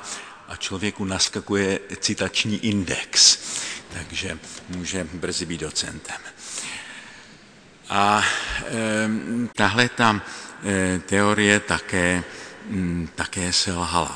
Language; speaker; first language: Czech; native; Czech